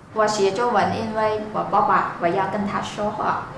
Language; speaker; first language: Chinese; non-native, learner; Hungarian